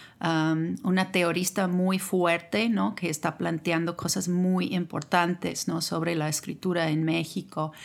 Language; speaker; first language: Spanish; non-native, fluent; English